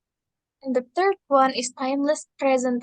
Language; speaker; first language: English; non-native, learner; Indonesian